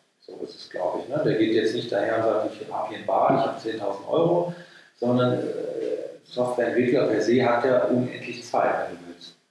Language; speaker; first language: German; native; German